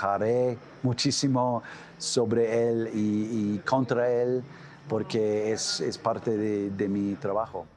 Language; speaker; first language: Spanish; non-native, fluent; English